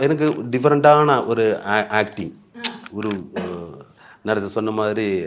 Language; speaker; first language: Tamil; non-native, learner; Malayalam